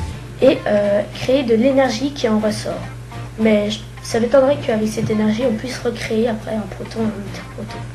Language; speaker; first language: French; native; French